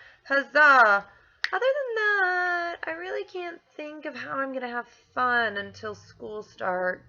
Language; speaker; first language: English; native; English